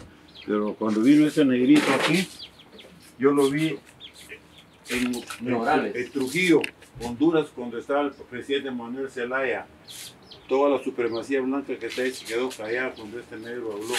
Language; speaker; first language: Spanish; native; Spanish